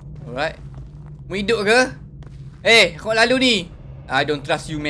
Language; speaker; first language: English; non-native, local second language; Malay